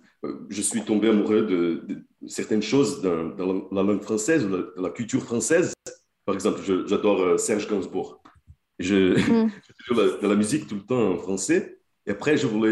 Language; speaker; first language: French; non-native, fluent; Portuguese